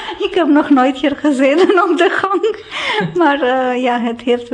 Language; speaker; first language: Dutch; non-native, fluent; Romanian